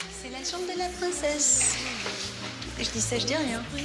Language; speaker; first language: French; native; French